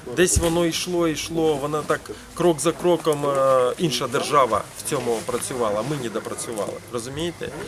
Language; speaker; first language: Ukrainian; early bilingual, heritage; Ukrainian